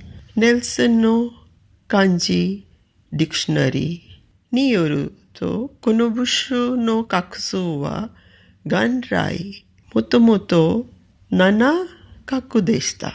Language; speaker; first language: Japanese; non-native, fluent; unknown